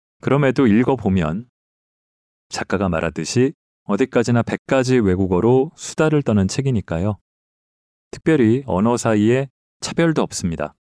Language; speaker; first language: Korean; native; Korean